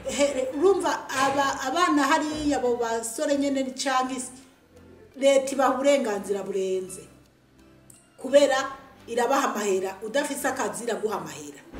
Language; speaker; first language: Rundi; native; Rundi